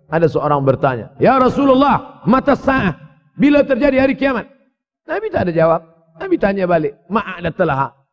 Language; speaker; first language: Malay; native; Malay